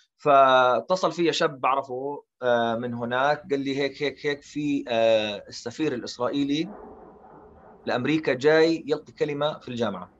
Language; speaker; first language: Arabic; early bilingual, heritage; Arabic